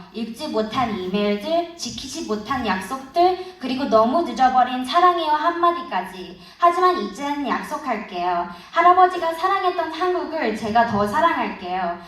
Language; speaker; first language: Korean; early bilingual, heritage; Korean